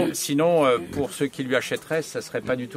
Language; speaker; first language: French; native; French